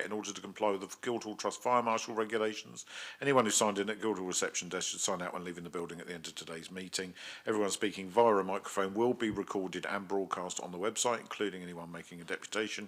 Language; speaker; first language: English; native; English